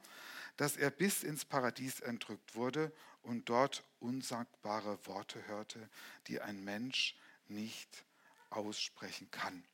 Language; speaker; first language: German; native; German